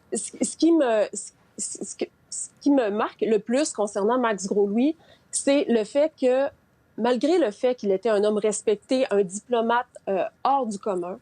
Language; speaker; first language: French; native; French